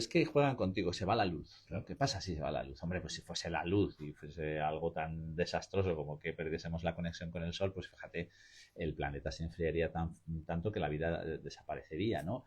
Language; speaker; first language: Spanish; native; Spanish